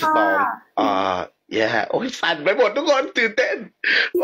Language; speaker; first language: English; non-native, learner; Thai